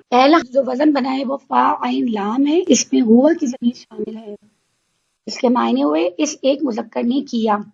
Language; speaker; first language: Urdu; native; Urdu